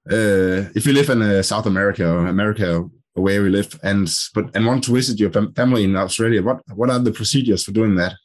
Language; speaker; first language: English; non-native, fluent; Danish